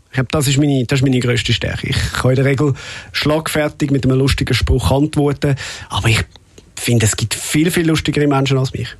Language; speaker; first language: German; native; German